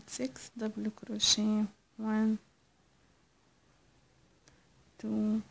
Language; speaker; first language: English; non-native, learner; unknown